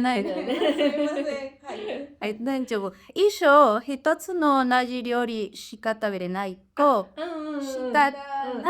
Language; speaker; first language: Japanese; non-native, learner; Spanish